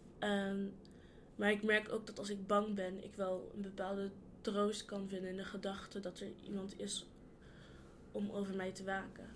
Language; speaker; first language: Dutch; early bilingual, other home language; Yoruba